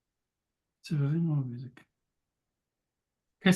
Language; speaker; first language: French; non-native, learner; English